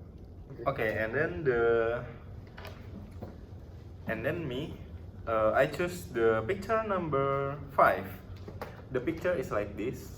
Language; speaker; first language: English; non-native, learner; Indonesian